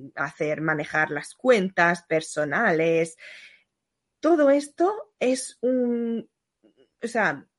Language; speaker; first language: Spanish; non-native, fluent; Hungarian